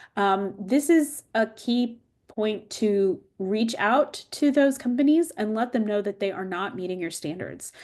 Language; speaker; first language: English; native; English